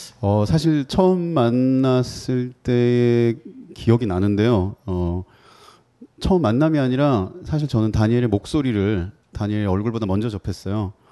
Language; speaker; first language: Korean; native; Korean